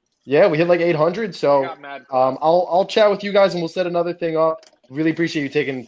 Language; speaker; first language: English; native; English